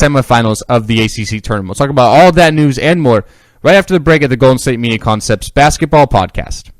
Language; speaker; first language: English; native; English